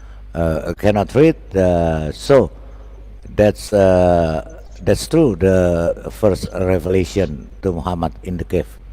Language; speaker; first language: English; non-native, learner; Indonesian